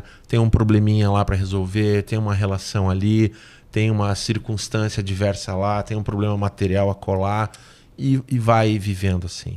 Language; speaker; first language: Portuguese; native; Portuguese